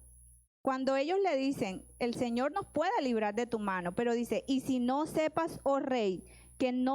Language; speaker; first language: Spanish; native; Spanish